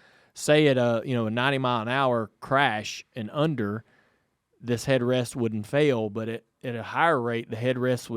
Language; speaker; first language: English; native; English